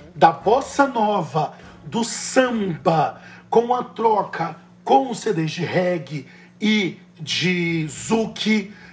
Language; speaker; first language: Portuguese; native; Portuguese